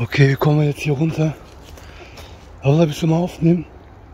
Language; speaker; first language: German; early bilingual, other home language; Turkish